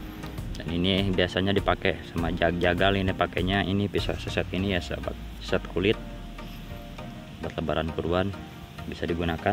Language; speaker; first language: Indonesian; non-native, local second language; Sundanese